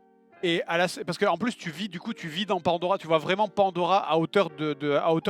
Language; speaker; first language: French; native; French